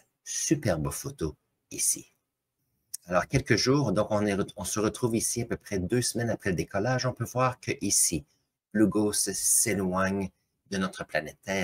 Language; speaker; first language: French; native; French